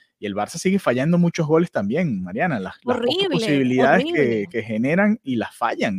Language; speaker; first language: Spanish; native; Spanish